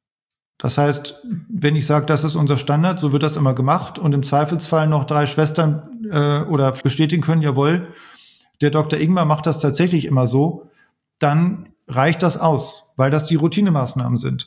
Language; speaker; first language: German; native; German